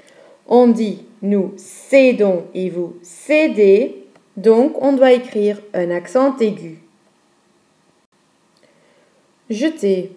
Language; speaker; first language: French; non-native, fluent; Dutch